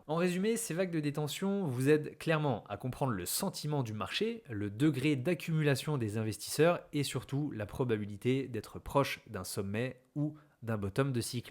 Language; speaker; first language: French; native; French